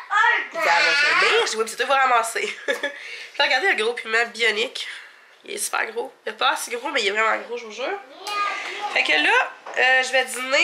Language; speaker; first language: French; native; French